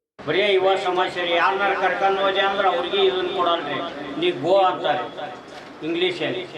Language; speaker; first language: Kannada; native; Kannada